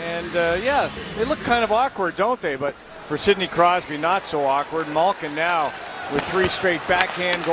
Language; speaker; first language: English; native; English